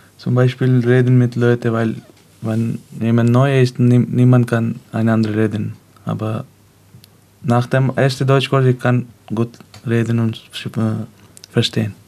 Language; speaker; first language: German; non-native, learner; Persian